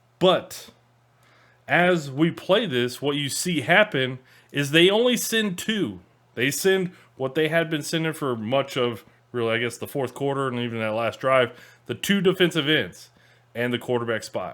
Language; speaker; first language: English; native; English